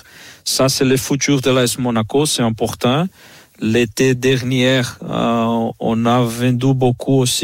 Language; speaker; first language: French; non-native, fluent; Portuguese